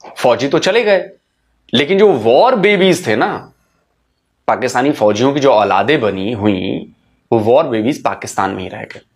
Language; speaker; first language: Hindi; native; Hindi